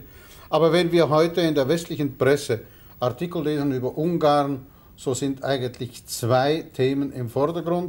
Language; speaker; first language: German; native; German